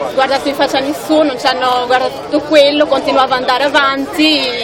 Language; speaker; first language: Italian; non-native, fluent; Arabic